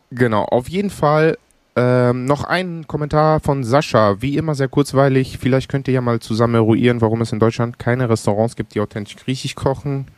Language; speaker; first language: German; early bilingual, other home language; Greek